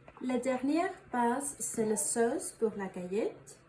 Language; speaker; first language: French; non-native, learner; Spanish